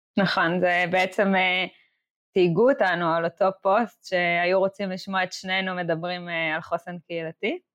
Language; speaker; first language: Hebrew; native; Hebrew